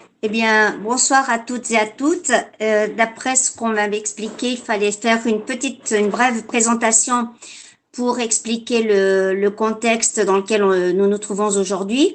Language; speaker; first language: French; non-native, fluent; Spanish